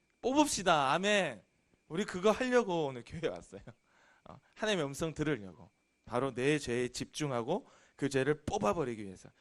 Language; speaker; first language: Korean; native; Korean